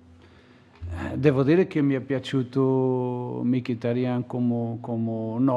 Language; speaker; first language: Italian; non-native, learner; Portuguese